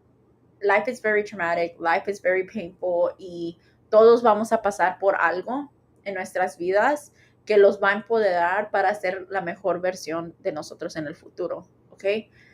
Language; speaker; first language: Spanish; early bilingual, heritage; Spanish